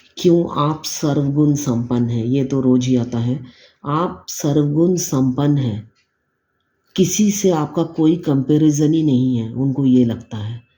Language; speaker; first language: Hindi; native; Hindi